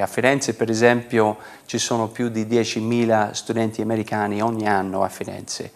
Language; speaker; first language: Italian; non-native, fluent; English